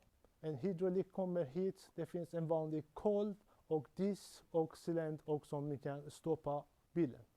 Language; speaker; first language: Swedish; non-native, learner; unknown